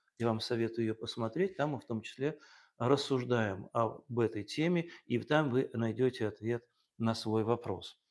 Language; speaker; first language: Russian; native; Russian